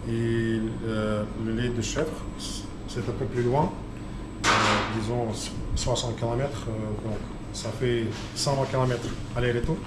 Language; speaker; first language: French; non-native, learner; Russian